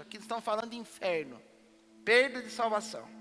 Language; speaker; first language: Portuguese; native; Portuguese